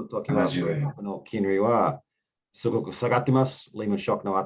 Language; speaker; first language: Japanese; non-native, learner; English